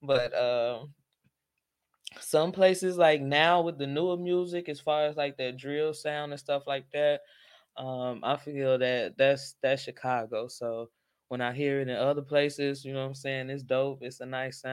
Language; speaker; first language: English; native; English